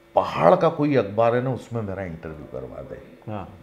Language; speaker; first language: Hindi; native; Hindi